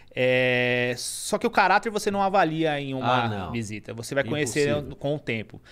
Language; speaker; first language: Portuguese; native; Portuguese